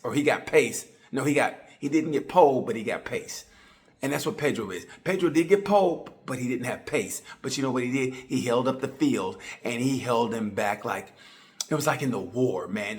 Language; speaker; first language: English; native; English